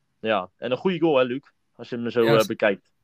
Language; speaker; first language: Dutch; native; Dutch